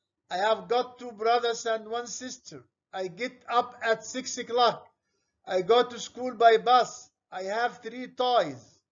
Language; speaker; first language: English; non-native, fluent; Arabic